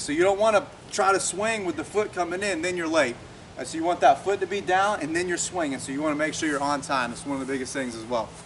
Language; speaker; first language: English; native; English